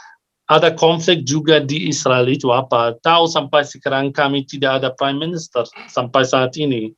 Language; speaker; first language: Indonesian; non-native, fluent; Arabic